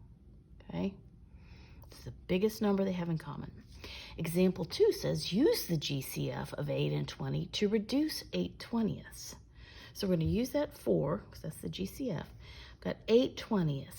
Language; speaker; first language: English; native; English